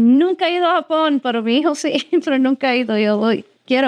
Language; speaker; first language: Spanish; early bilingual, heritage; Spanish